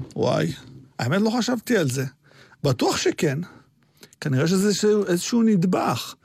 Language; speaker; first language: Hebrew; early bilingual, other home language; Arabic